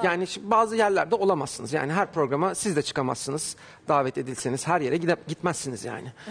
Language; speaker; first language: Turkish; native; Turkish